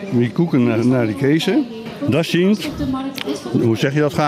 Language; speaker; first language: German; non-native, learner; Dutch